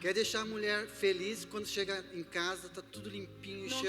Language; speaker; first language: Portuguese; native; Portuguese